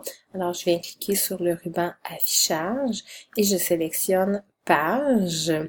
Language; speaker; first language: French; native; French